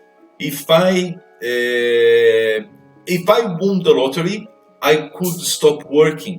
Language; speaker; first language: English; non-native, fluent; Portuguese